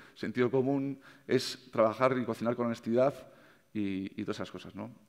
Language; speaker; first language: Spanish; native; Spanish